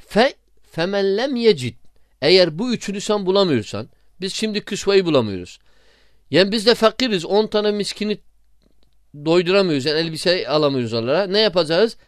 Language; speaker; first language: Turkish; non-native, fluent; Arabic